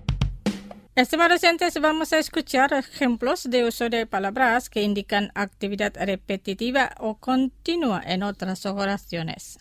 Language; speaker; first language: Spanish; non-native, fluent; Indonesian